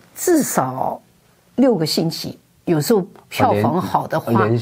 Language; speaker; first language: Chinese; non-native, fluent; Wu Chinese